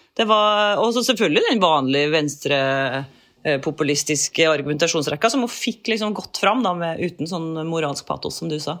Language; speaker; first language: Norwegian; native; Norwegian